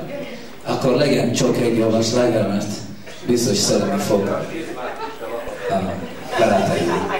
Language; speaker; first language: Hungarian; non-native, learner; Italian